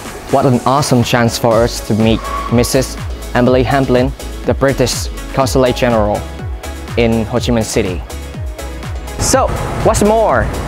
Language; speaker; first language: English; non-native, fluent; Vietnamese